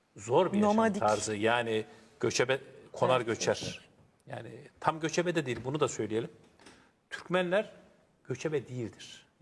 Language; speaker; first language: Turkish; native; Turkish